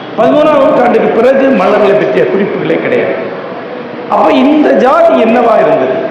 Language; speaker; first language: Tamil; non-native, local second language; Malayalam